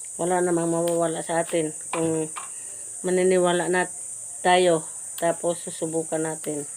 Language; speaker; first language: Filipino; non-native, local second language; Cebuano